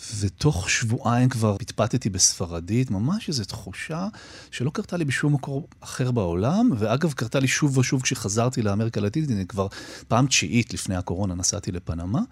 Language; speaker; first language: Hebrew; native; Hebrew